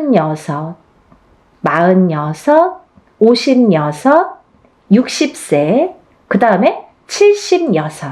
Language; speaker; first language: Korean; native; Korean